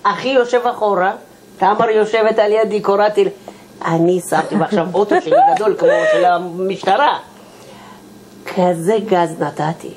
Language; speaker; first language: Hebrew; non-native, fluent; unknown